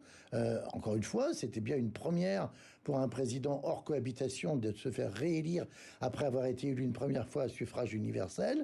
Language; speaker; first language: French; native; French